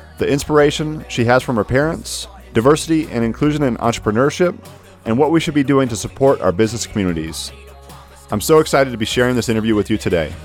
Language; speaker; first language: English; native; English